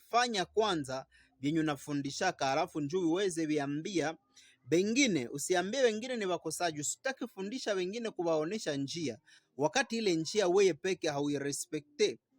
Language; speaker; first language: Swahili; native; Swahili